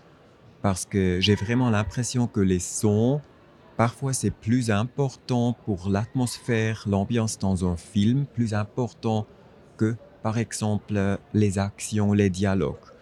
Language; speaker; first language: French; non-native, fluent; German